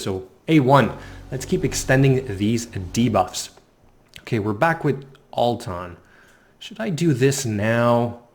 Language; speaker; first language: English; native; English